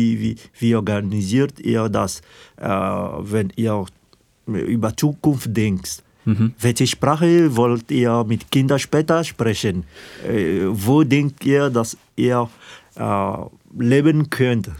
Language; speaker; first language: German; non-native, fluent; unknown